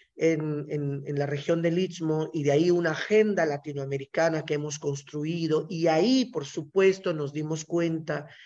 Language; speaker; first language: Spanish; non-native, local second language; Zapotec